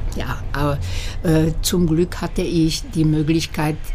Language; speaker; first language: German; non-native, fluent; Slovak